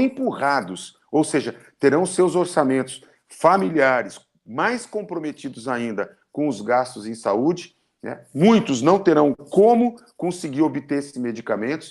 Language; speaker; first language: Portuguese; native; Portuguese